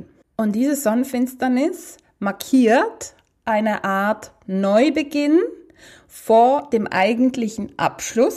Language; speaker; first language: German; native; German